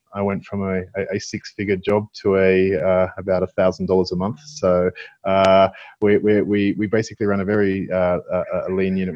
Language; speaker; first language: English; native; English